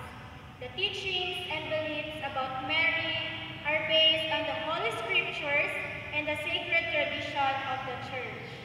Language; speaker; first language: English; non-native, local second language; Hiligaynon